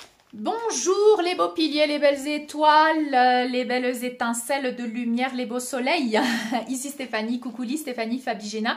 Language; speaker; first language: French; native; French